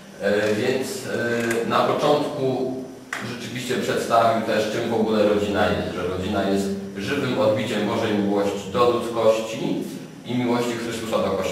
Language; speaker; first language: Polish; native; Polish